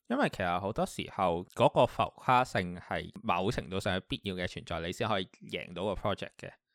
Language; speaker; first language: Cantonese; native; Cantonese